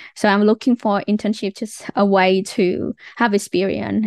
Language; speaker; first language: English; non-native, fluent; Vietnamese